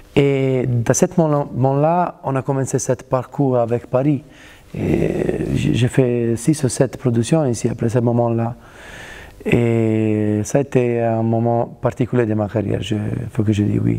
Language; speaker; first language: French; non-native, fluent; Italian